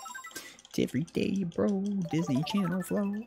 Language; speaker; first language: English; native; English